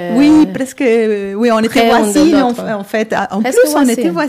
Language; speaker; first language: French; non-native, fluent; Spanish